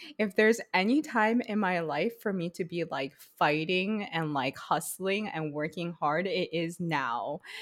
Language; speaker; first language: English; early bilingual, other home language; Chinese